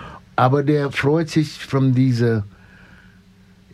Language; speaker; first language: German; non-native, learner; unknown